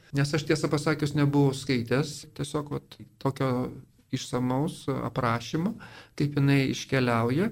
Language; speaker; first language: Lithuanian; native; Lithuanian